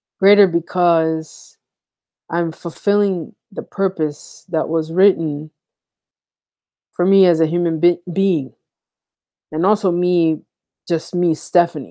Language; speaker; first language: English; native; English